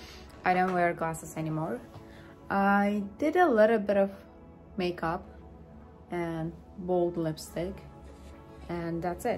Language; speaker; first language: English; non-native, fluent; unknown